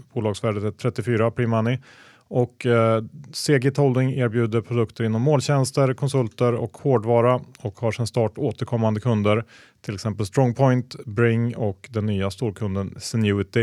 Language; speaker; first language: Swedish; native; Swedish